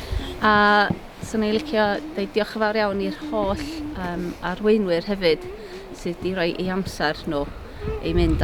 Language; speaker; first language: Welsh; native; Welsh